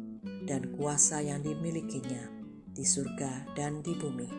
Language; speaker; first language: Indonesian; native; Indonesian